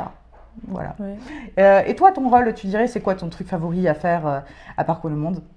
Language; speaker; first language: French; native; French